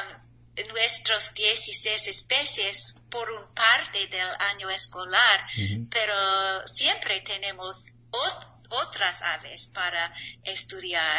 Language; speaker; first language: Spanish; non-native, learner; English